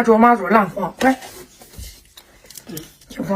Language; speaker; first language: Chinese; native; Chinese